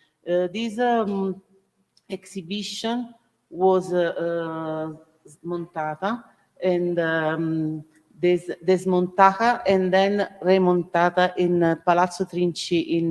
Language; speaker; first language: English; non-native, learner; Italian